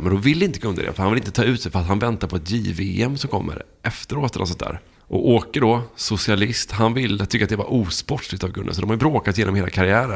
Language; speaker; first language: Swedish; native; Swedish